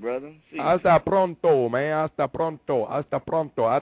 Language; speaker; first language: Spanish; non-native, learner; English